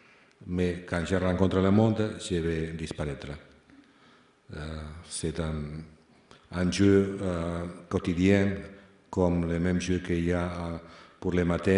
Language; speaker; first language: French; non-native, fluent; Spanish